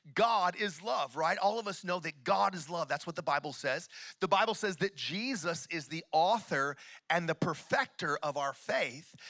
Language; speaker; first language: English; native; English